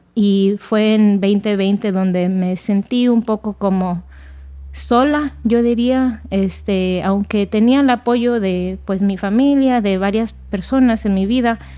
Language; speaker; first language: Spanish; early bilingual, other home language; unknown